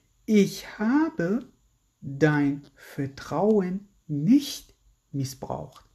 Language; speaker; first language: German; non-native, fluent; Persian